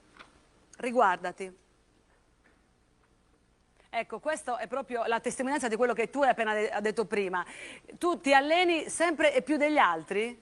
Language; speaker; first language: Italian; native; Italian